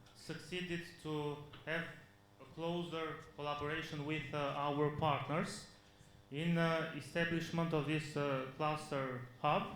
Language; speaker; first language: English; non-native, fluent; Albanian